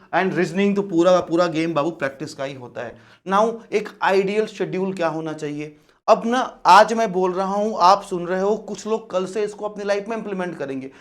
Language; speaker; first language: Hindi; native; Hindi